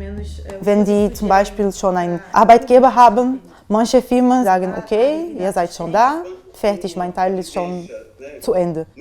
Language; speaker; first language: German; non-native, fluent; Portuguese